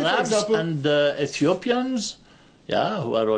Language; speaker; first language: English; non-native, fluent; Arabic